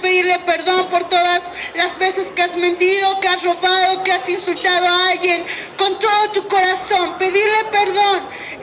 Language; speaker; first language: Spanish; native; Spanish